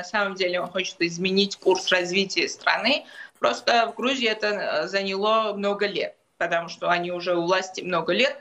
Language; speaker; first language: Russian; non-native, local second language; Georgian